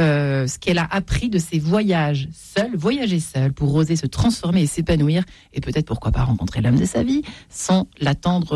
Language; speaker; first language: French; native; French